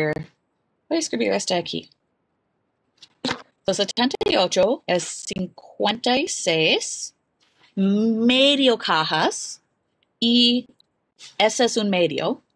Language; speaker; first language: Spanish; non-native, learner; English